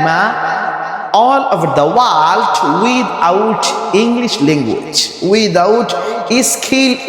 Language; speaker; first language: English; non-native, learner; Bangla